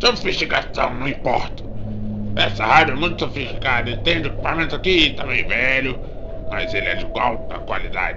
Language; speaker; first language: Portuguese; native; Portuguese